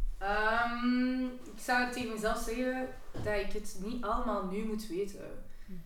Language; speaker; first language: Dutch; native; Dutch